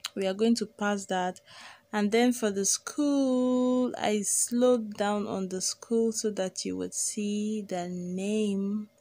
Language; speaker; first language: English; non-native, local second language; Igbo